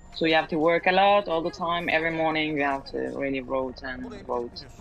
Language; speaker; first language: English; non-native, learner; Turkish